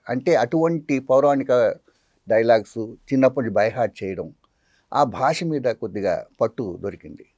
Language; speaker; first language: Telugu; non-native, local second language; Tamil